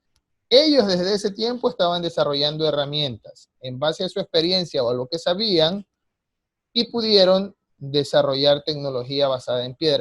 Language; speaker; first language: Spanish; native; Spanish